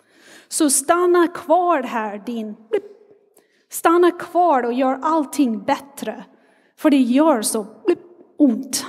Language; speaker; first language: Swedish; non-native, fluent; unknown